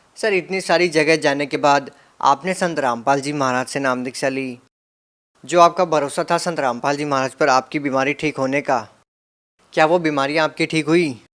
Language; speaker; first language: Hindi; native; Hindi